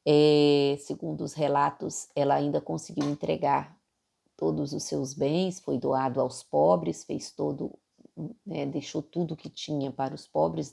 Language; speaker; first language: Portuguese; native; Portuguese